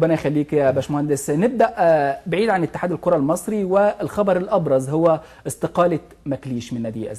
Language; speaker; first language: Arabic; native; Arabic